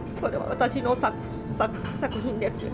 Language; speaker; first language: Japanese; non-native, learner; Thai